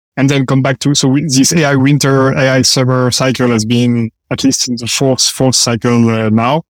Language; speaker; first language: English; non-native, fluent; French